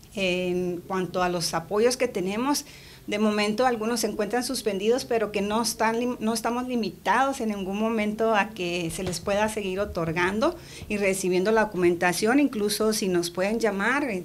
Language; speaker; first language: Spanish; native; Spanish